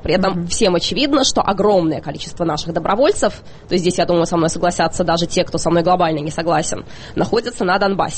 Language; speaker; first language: Russian; native; Russian